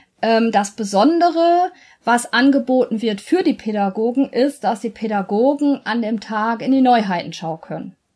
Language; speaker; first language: German; native; German